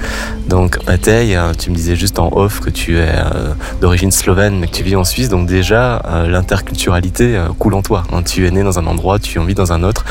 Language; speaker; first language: French; native; French